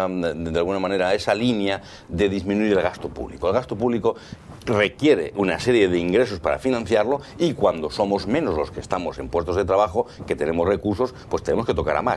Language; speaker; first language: Spanish; native; Spanish